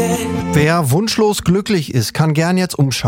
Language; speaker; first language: German; native; German